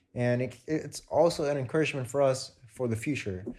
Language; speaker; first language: English; non-native, fluent; Spanish